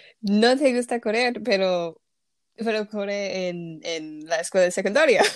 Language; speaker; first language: Spanish; non-native, learner; English